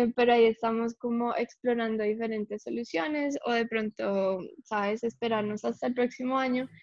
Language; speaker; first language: Spanish; early bilingual, heritage; English